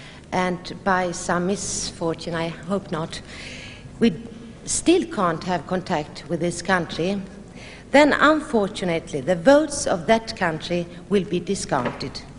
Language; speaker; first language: English; non-native, fluent; Swedish